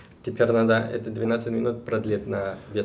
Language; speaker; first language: Russian; non-native, fluent; Spanish